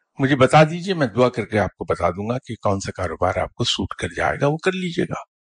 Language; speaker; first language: Urdu; native; Urdu